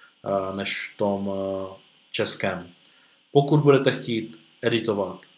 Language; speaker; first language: Czech; native; Czech